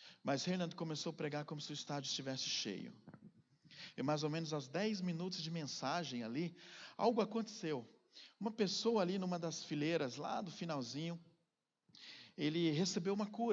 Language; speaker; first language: Portuguese; native; Portuguese